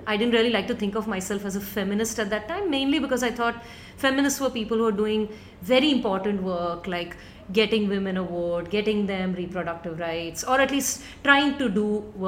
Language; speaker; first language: English; non-native, local second language; Tamil